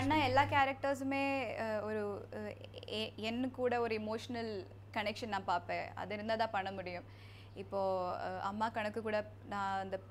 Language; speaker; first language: Tamil; non-native, local second language; Malayalam